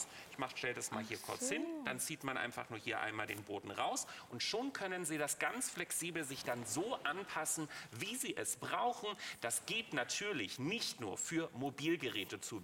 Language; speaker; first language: German; native; German